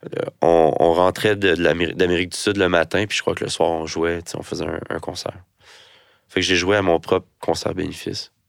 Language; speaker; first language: French; native; French